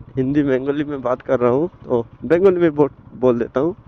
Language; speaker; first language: Hindi; non-native, local second language; Bangla